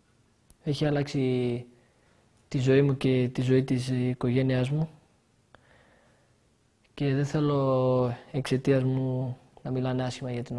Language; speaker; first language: Greek; early bilingual, other home language; Albanian